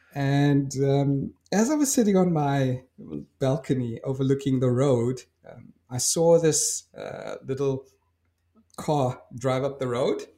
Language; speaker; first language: English; native; English